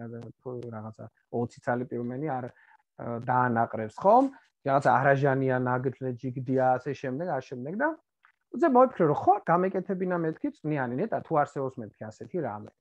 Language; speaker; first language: Georgian; native; Georgian